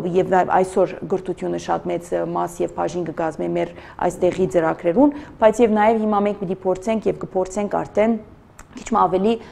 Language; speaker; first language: Armenian; early bilingual, heritage; Armenian